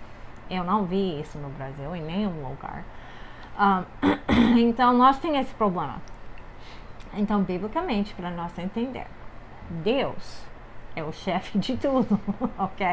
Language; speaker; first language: Portuguese; non-native, fluent; English